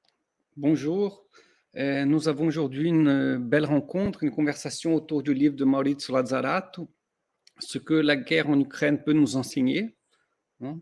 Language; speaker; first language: French; non-native, fluent; Portuguese